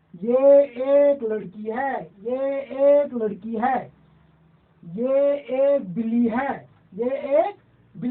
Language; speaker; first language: Hindi; non-native, local second language; Kashmiri